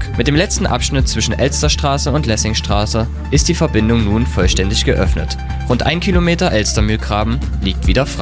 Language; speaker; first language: German; native; German